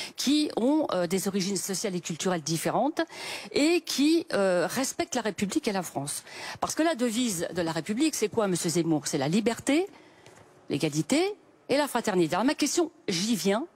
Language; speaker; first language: French; native; French